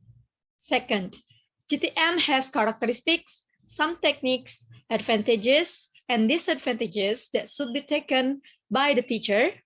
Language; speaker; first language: English; non-native, learner; Indonesian